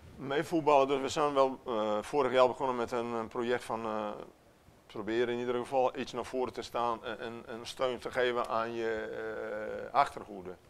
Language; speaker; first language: Dutch; non-native, fluent; Italian